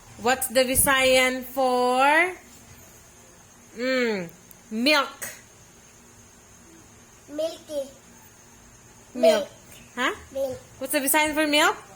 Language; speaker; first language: English; non-native, local second language; Cebuano